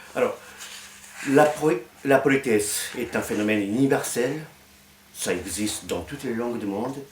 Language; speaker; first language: French; non-native, fluent; Japanese